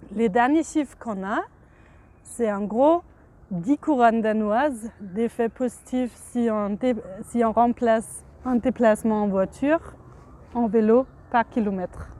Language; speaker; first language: French; non-native, fluent; Danish